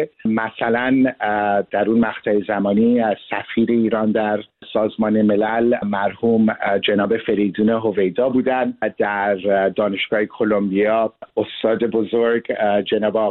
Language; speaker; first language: Persian; early bilingual, heritage; Persian